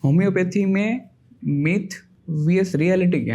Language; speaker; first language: Hindi; non-native, local second language; Gujarati